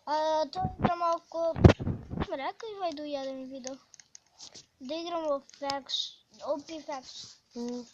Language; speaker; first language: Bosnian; early bilingual, heritage; Bosnian